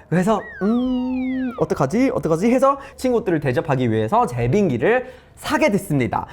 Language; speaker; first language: Korean; non-native, fluent; English